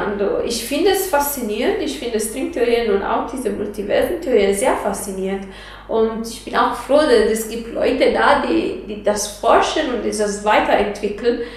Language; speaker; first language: German; non-native, fluent; Italian